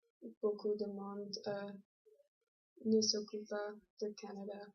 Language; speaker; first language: French; non-native, learner; English